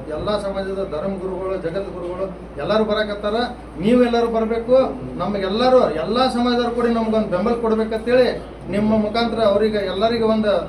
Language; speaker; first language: Kannada; non-native, local second language; Lambadi